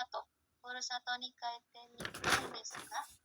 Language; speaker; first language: Japanese; non-native, learner; Indonesian